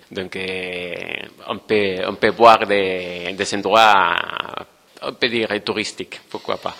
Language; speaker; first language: French; non-native, fluent; Spanish